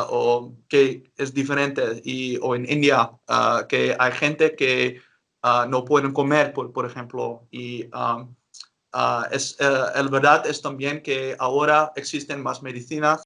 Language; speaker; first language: Spanish; non-native, learner; Dutch